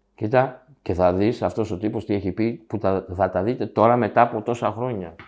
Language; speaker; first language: Greek; early bilingual, heritage; Greek